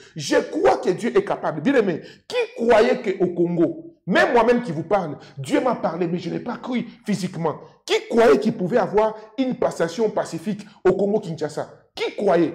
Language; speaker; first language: French; non-native, local second language; Lingala